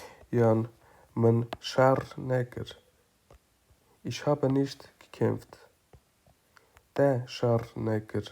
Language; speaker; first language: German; non-native, fluent; Kurdish